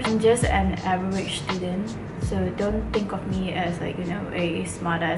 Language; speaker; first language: English; non-native, local second language; Chinese